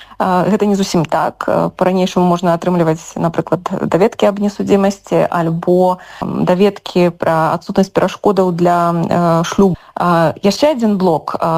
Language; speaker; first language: Belarusian; native; Belarusian